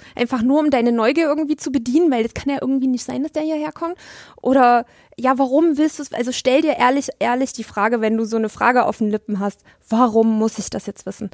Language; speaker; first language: German; native; German